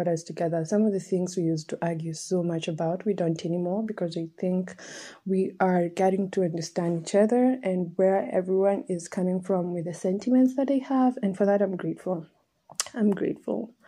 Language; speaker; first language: English; non-native, local second language; Swahili